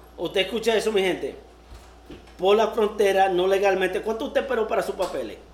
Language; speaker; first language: Spanish; early bilingual, heritage; Spanish